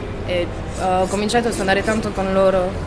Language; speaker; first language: Italian; non-native, fluent; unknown